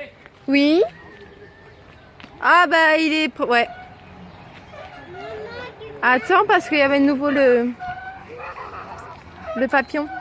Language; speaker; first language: French; native; French